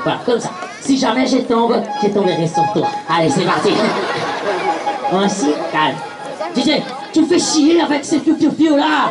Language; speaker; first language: French; non-native, fluent; Portuguese